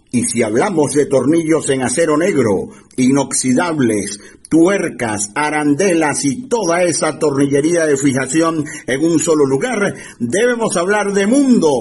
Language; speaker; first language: Spanish; native; Spanish